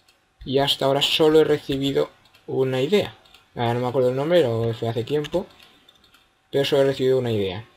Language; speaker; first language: Spanish; native; Spanish